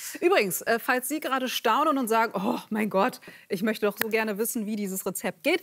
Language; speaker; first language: German; native; German